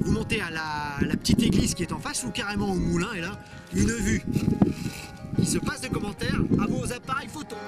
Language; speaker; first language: French; native; French